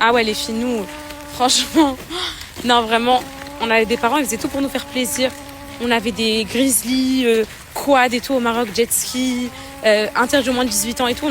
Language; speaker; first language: French; native; French